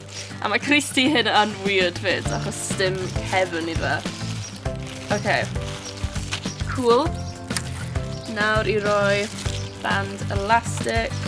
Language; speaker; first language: Welsh; non-native, local second language; English